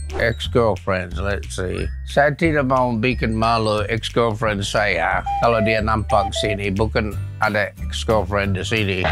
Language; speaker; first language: Malay; non-native, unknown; English